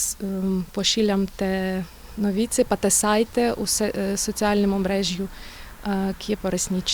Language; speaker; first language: Slovenian; non-native, learner; Ukrainian